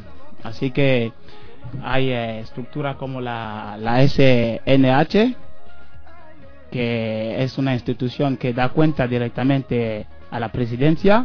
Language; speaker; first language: Spanish; non-native, fluent; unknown